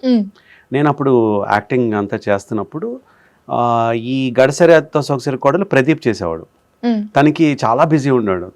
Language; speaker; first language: Telugu; native; Telugu